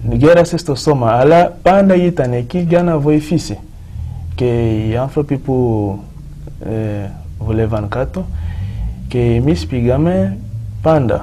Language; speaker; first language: Greek; non-native, fluent; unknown